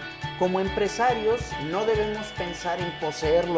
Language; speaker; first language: Spanish; native; Spanish